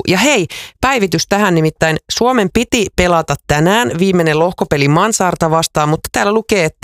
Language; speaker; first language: Finnish; native; Finnish